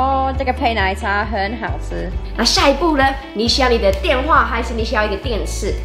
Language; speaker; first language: Chinese; non-native, fluent; English